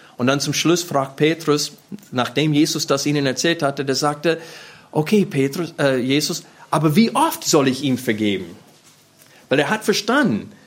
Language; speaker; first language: German; non-native, fluent; English